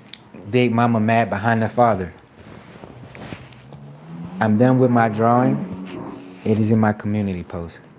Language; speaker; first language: English; native; English